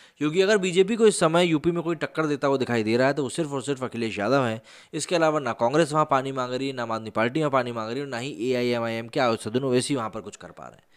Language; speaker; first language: Hindi; native; Hindi